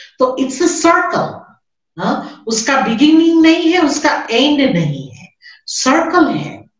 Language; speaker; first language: Hindi; non-native, local second language; Gujarati